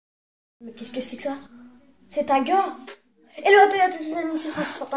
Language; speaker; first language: French; native; French